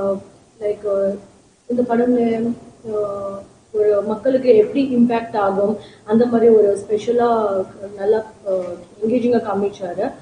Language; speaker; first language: Tamil; non-native, learner; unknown